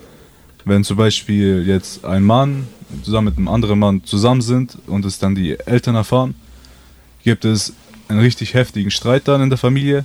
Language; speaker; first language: German; early bilingual, other home language; Albanian